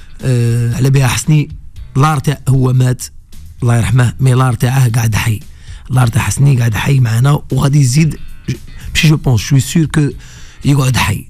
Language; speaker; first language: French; non-native, local second language; Arabic